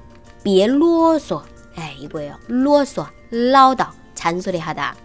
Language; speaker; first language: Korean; non-native, fluent; Chinese